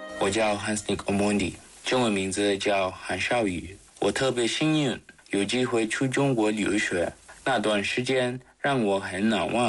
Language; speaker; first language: Chinese; non-native, fluent; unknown